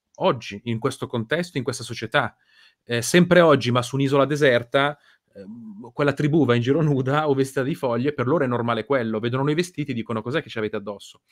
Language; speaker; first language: Italian; native; Italian